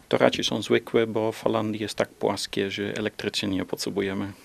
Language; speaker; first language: Polish; non-native, learner; Dutch